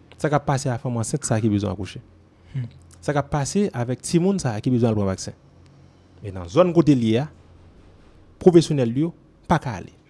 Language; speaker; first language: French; non-native, local second language; Haitian Creole